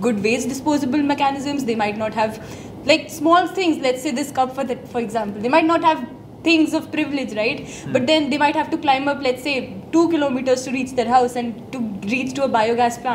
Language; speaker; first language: English; non-native, local second language; Hindi